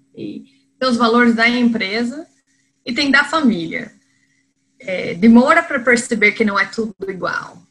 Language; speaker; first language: Portuguese; non-native, fluent; English